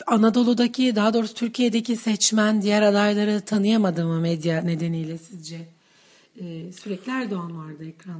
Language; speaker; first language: Turkish; native; Turkish